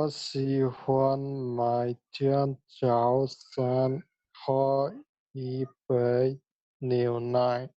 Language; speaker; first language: Chinese; non-native, learner; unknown